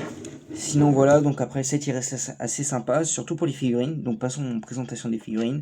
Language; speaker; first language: French; native; French